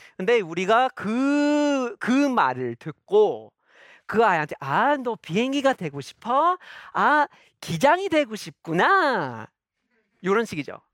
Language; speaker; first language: Korean; non-native, fluent; English